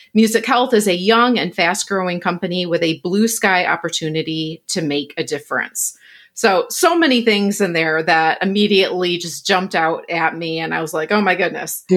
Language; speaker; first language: English; native; English